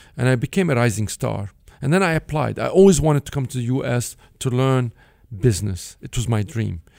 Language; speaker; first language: English; non-native, fluent; Arabic